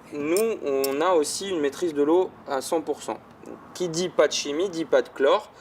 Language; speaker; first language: French; early bilingual, other home language; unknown